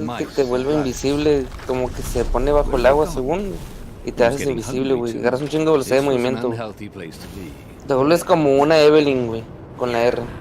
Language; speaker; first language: Spanish; native; Spanish